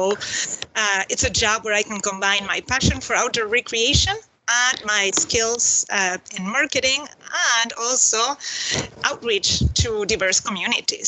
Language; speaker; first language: English; non-native, fluent; Spanish